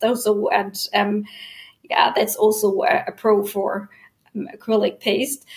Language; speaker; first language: English; non-native, fluent; German